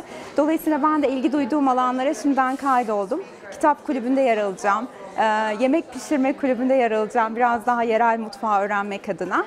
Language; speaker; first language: Turkish; native; Turkish